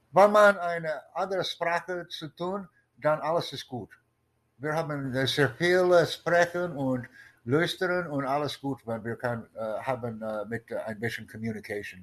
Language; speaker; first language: German; non-native, learner; English